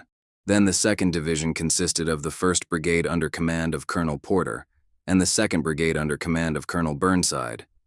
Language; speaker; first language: English; native; English